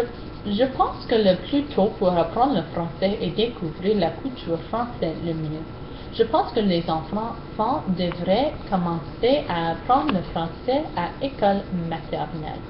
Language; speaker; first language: French; non-native, learner; English